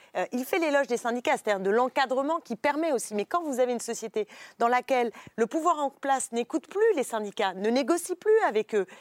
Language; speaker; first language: French; native; French